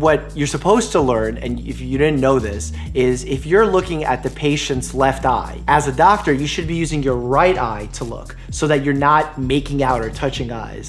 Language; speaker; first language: English; native; English